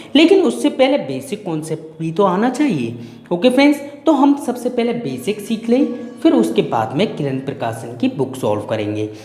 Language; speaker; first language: Hindi; native; Hindi